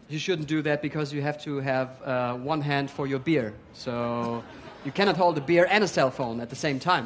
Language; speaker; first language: English; non-native, fluent; German